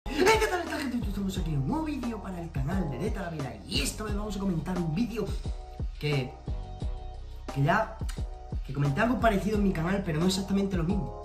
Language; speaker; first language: Spanish; native; Spanish